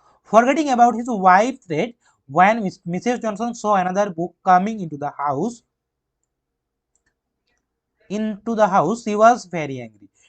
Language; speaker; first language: English; non-native, local second language; Bangla